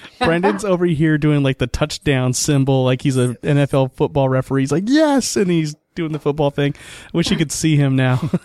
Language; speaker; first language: English; native; English